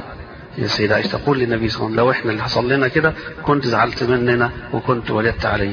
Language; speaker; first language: Arabic; native; Arabic